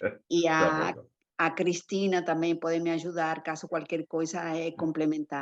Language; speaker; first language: Portuguese; non-native, fluent; Spanish